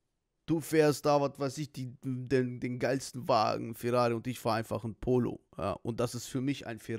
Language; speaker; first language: German; native; German